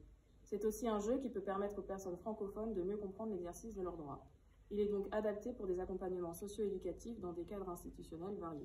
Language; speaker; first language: French; native; French